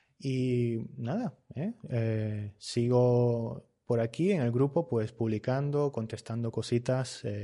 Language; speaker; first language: Spanish; native; Spanish